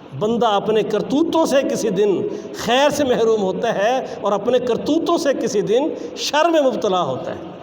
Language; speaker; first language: Urdu; non-native, local second language; Punjabi